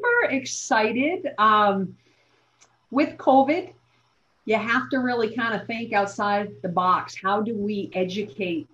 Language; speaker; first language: English; native; English